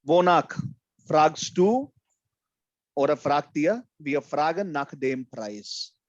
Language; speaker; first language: German; non-native, fluent; Hindi